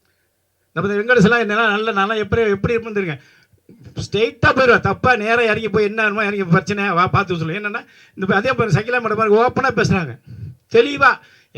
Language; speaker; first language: Tamil; native; Tamil